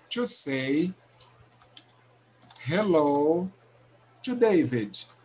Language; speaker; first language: English; non-native, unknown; Portuguese